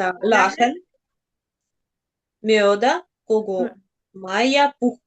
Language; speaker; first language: Estonian; non-native, learner; Russian